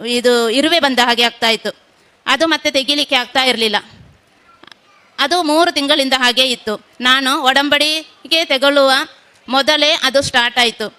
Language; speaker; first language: Kannada; non-native, local second language; Konkani